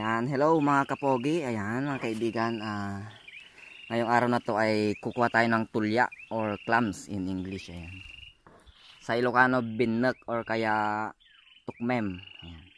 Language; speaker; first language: Filipino; non-native, local second language; Iloko